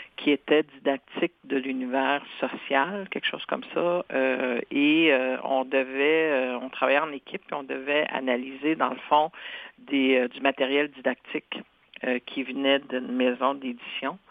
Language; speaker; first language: French; non-native, local second language; Cree